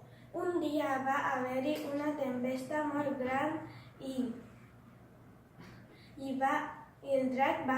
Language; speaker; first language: Catalan; non-native, learner; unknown